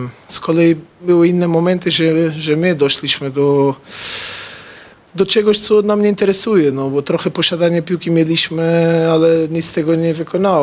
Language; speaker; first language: Polish; non-native, fluent; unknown